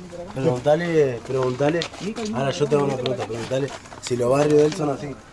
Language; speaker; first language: Spanish; native; Spanish